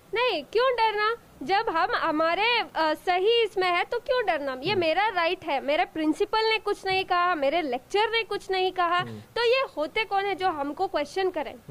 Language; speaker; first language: Hindi; non-native, local second language; Urdu